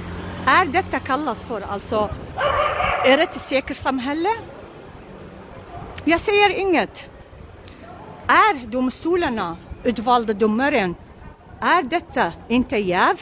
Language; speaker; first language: Swedish; non-native, local second language; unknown